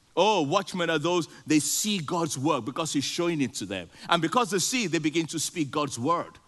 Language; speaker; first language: English; non-native, local second language; Yoruba